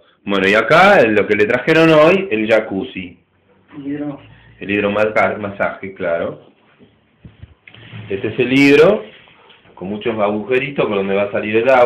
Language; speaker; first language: Spanish; native; Spanish